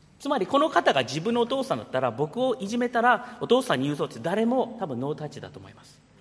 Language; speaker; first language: Japanese; early bilingual, heritage; Japanese